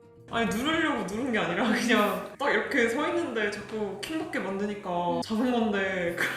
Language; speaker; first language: Korean; non-native, fluent; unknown